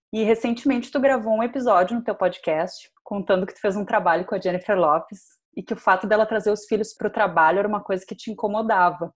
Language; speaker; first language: Portuguese; native; Portuguese